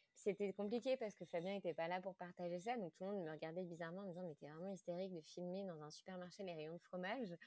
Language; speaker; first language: French; native; French